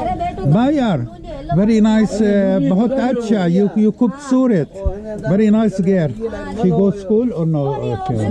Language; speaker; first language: English; non-native, learner; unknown